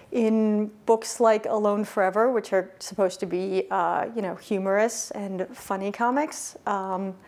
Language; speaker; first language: English; native; English